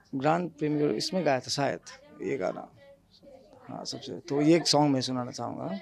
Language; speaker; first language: Hindi; non-native, local second language; Nepali